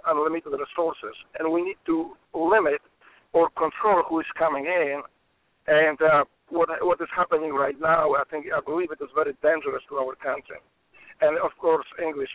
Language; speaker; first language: English; non-native, fluent; Polish